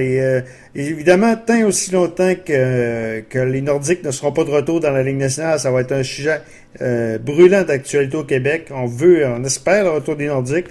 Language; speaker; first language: French; native; French